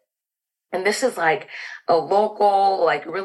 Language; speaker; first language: English; native; English